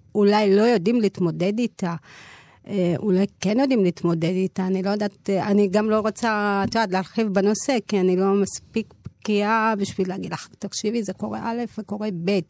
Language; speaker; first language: Hebrew; early bilingual, other home language; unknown